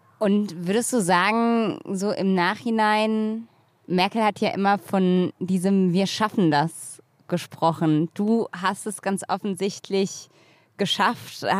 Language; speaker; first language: German; native; German